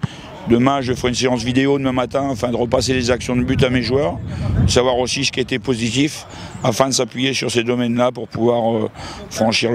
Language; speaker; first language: French; native; French